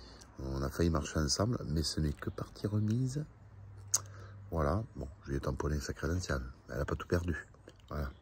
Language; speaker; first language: French; native; French